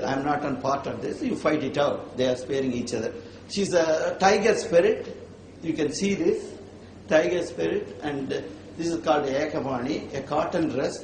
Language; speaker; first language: English; non-native, local second language; Tamil